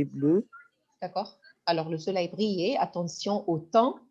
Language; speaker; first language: French; non-native, fluent; Arabic